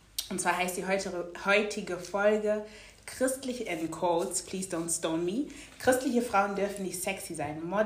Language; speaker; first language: German; native; German